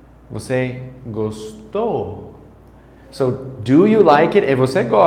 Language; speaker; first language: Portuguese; non-native, fluent; English